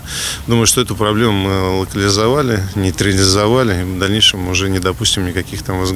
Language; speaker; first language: Russian; native; Russian